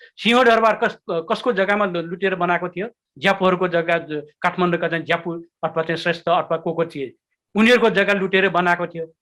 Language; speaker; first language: Nepali; non-native, local second language; Newari